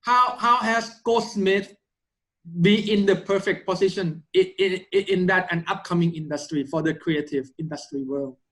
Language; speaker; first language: English; non-native, fluent; Thai